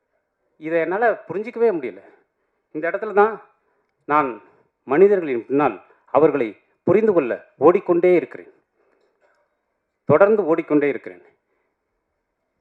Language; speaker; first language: Tamil; native; Tamil